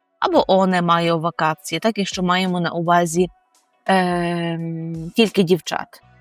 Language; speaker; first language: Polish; non-native, fluent; Ukrainian